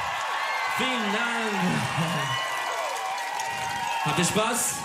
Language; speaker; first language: German; non-native, learner; Turkish